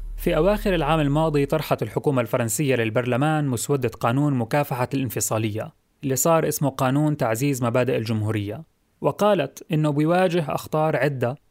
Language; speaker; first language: Arabic; native; Arabic